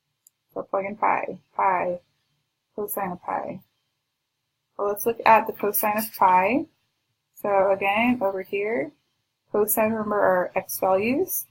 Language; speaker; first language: English; native; English